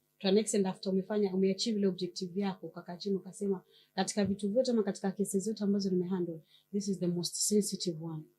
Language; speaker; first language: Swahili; native; Swahili